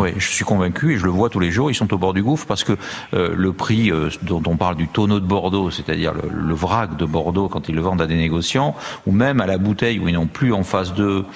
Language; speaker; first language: French; native; French